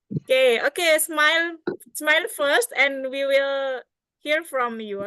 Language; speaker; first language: English; non-native, learner; Indonesian